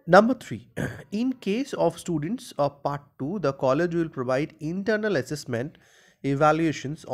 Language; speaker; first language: English; non-native, local second language; Bangla